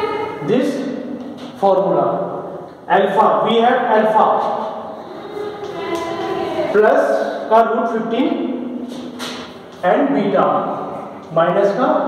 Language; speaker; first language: Hindi; native; Hindi